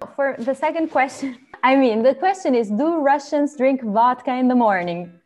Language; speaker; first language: English; non-native, fluent; Italian